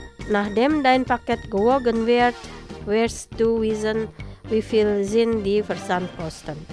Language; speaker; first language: German; non-native, learner; Indonesian